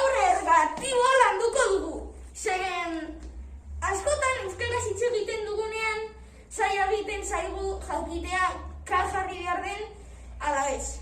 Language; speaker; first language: Basque; non-native, learner; Spanish